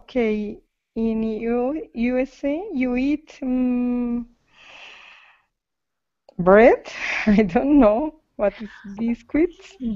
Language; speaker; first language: English; non-native, learner; Spanish